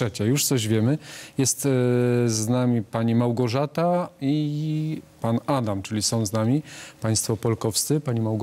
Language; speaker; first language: Polish; native; Polish